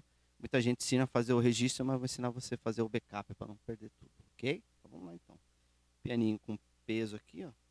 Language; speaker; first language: Portuguese; native; Portuguese